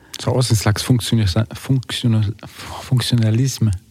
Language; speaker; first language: Danish; non-native, fluent; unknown